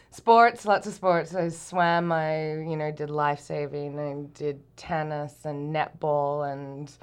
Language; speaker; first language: English; native; English